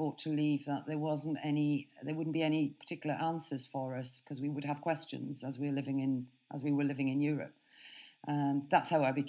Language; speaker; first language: English; native; English